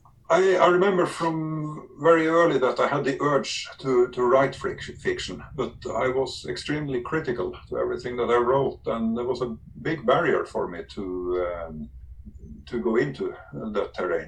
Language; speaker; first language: English; non-native, fluent; Norwegian